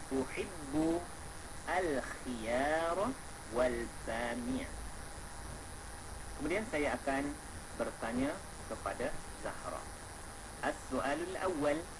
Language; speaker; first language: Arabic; non-native, fluent; Malay